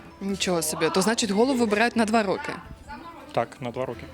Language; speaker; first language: Ukrainian; native; Ukrainian